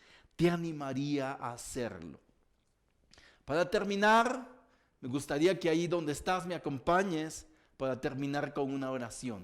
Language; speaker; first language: Spanish; native; Spanish